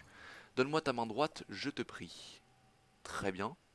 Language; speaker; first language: French; native; French